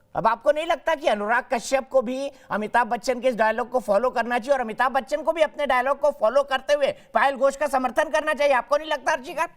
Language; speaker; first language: Hindi; native; Hindi